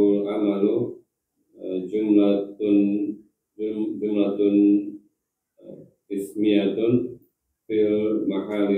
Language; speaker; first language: Arabic; non-native, learner; Indonesian